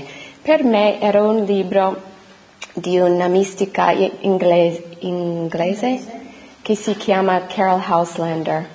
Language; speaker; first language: Italian; non-native, fluent; English